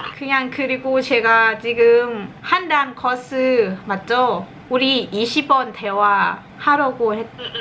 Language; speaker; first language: Korean; non-native, learner; Thai